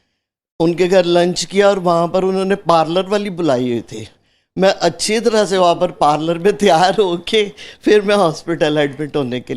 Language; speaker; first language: Hindi; native; Hindi